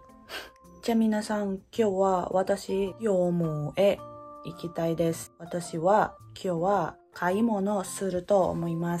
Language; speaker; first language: Japanese; non-native, learner; Indonesian